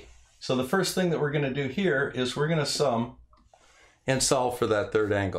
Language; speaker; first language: English; native; English